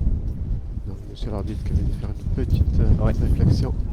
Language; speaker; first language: French; native; French